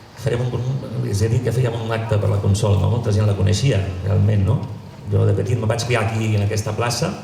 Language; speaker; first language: Catalan; non-native, local second language; Spanish